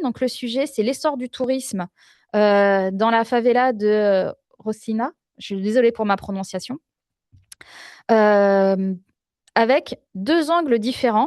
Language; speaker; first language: French; native; French